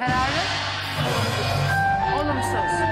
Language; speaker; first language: Turkish; native; Turkish